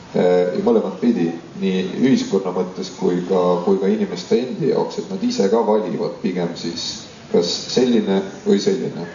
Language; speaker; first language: Estonian; non-native, local second language; Russian